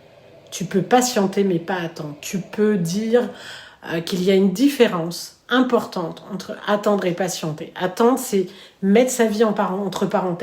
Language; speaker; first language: French; native; French